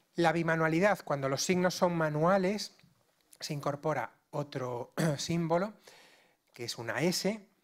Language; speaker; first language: Spanish; non-native, local second language; Galician